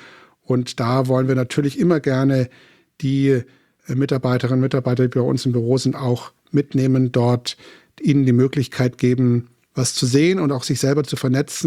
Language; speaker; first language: German; native; German